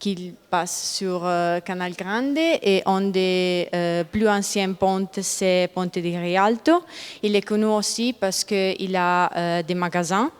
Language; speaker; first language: French; non-native, learner; Italian